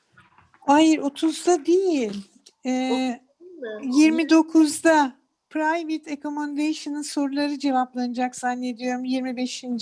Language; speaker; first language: Turkish; native; Turkish